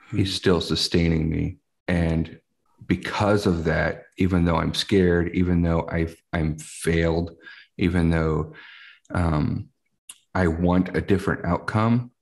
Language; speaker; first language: English; native; English